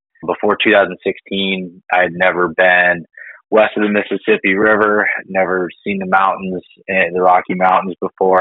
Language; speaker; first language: English; native; English